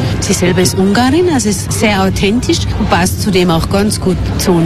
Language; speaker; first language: German; native; German